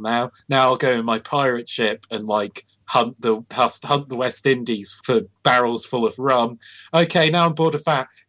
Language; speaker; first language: English; native; English